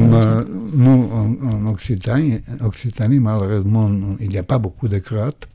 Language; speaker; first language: French; non-native, fluent; Croatian